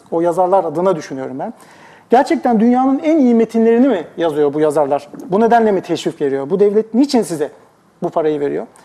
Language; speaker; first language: Turkish; native; Turkish